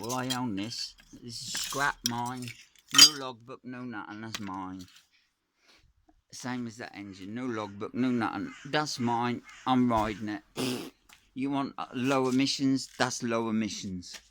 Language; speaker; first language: English; native; English